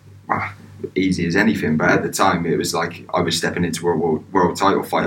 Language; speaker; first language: English; native; English